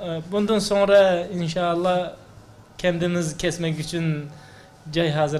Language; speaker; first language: Turkish; non-native, learner; Uyghur